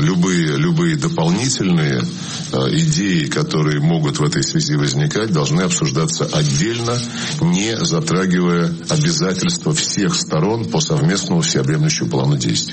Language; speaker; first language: Russian; non-native, fluent; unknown